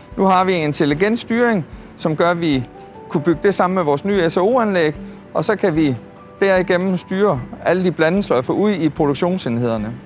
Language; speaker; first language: Danish; native; Danish